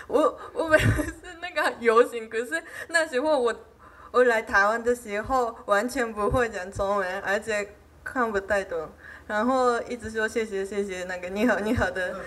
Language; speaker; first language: Chinese; non-native, fluent; Japanese